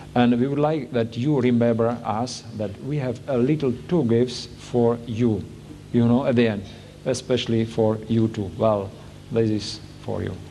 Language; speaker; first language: English; non-native, learner; Slovak